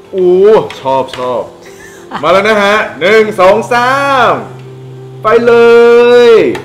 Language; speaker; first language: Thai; non-native, fluent; Chinese